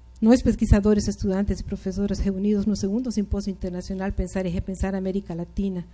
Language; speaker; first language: Portuguese; non-native, fluent; Spanish